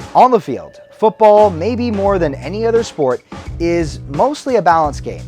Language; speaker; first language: English; native; English